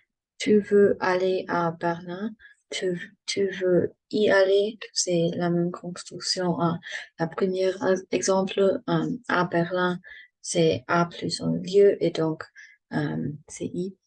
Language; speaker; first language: French; non-native, learner; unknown